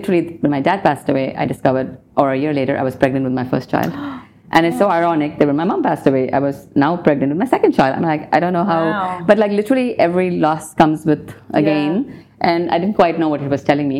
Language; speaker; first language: English; non-native, local second language; Urdu